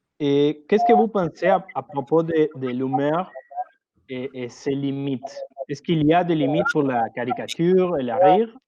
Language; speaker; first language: French; non-native, learner; Spanish